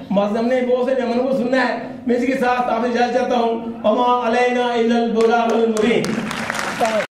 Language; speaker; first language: Urdu; non-native, local second language; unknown